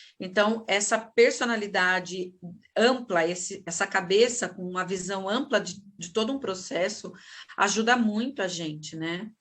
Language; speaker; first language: Portuguese; native; Portuguese